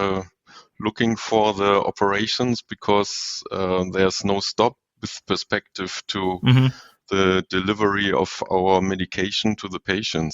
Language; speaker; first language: English; non-native, fluent; German